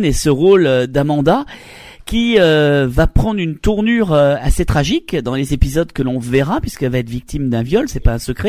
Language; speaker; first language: French; native; French